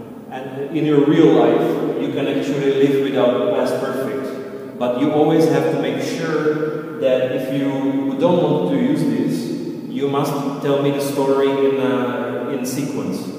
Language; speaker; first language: English; non-native, fluent; Czech